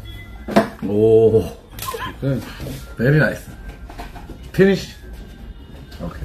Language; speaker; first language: Korean; native; Korean